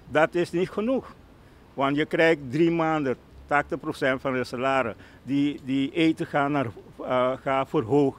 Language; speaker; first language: Dutch; non-native, local second language; Papiamento